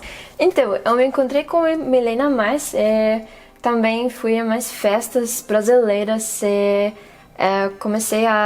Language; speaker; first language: Portuguese; non-native, fluent; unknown